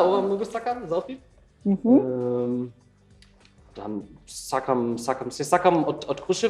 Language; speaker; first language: Macedonian; non-native, learner; German